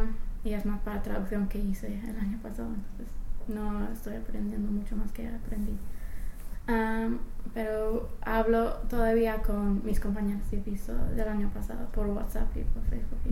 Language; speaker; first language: Spanish; non-native, fluent; English